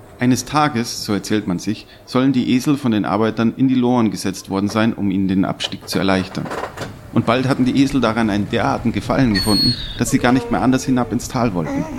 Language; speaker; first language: German; native; German